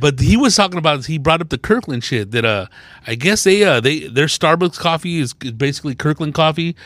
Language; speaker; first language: English; early bilingual, other home language; Spanish